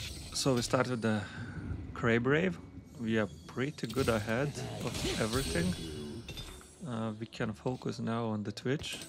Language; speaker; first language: English; non-native, fluent; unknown